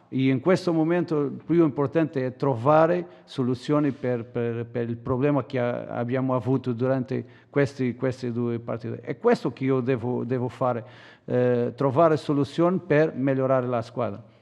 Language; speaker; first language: Italian; non-native, learner; Portuguese